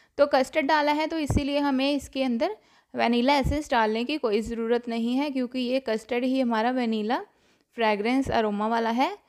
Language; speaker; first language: Hindi; non-native, local second language; Punjabi